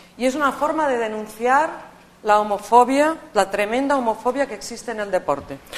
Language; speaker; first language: Spanish; native; Spanish